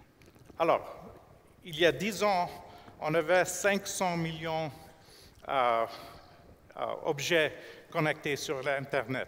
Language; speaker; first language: French; non-native, fluent; English